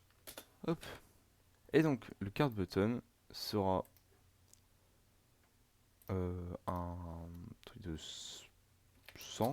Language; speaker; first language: French; native; French